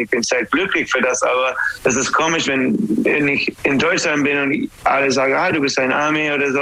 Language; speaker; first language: German; non-native, learner; English